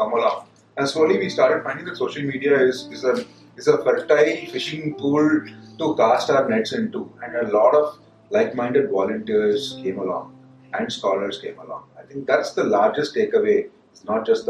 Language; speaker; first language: English; non-native, local second language; Tamil